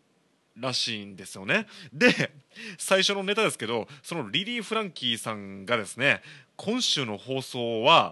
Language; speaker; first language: Japanese; native; Japanese